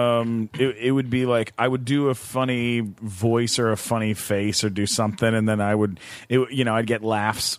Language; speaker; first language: English; native; English